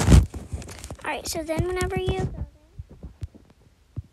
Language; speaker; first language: English; native; English